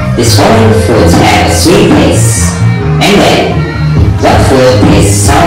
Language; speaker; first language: English; non-native, learner; Indonesian